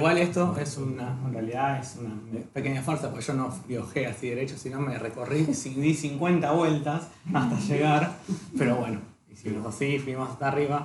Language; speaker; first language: Spanish; native; Spanish